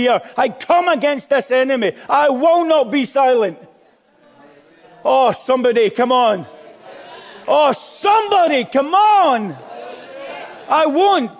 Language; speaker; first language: English; native; English